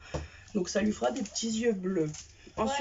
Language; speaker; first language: French; native; French